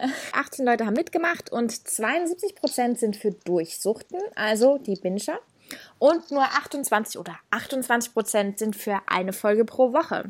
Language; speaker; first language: German; native; German